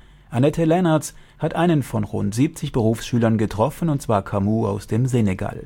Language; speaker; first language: German; native; German